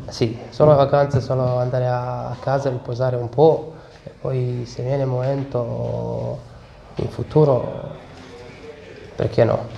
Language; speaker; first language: Italian; non-native, learner; Serbian